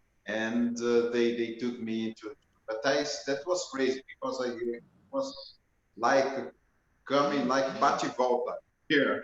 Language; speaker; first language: English; non-native, fluent; Portuguese